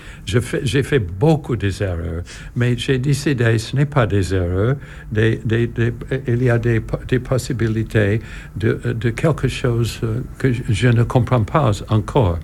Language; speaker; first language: French; non-native, learner; English